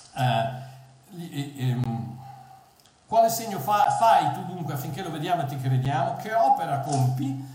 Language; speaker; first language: Italian; early bilingual, heritage; Italian